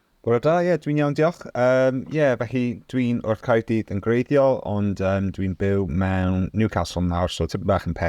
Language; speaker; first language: Welsh; non-native, local second language; English